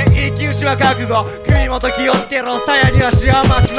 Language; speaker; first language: Japanese; native; Japanese